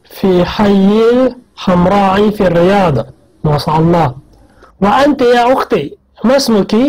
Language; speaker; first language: Arabic; non-native, fluent; Maguindanaon